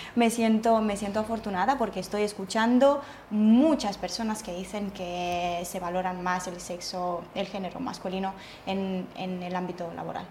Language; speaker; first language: Spanish; non-native, fluent; Romanian